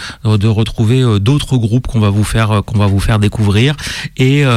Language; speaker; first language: French; native; French